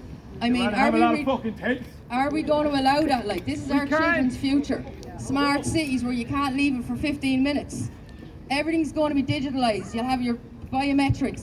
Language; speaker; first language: English; native; English